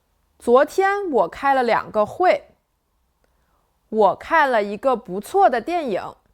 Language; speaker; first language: Chinese; non-native, fluent; French